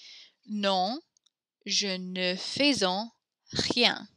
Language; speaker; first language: French; non-native, learner; English